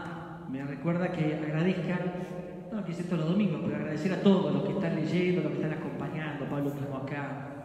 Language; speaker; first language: Spanish; native; Spanish